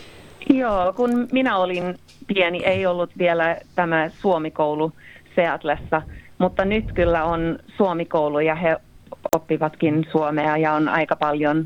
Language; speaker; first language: Finnish; early bilingual, heritage; Finnish